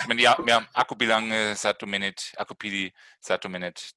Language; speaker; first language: Indonesian; non-native, fluent; German